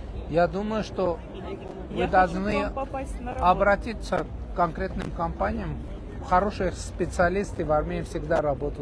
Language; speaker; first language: Russian; non-native, fluent; Armenian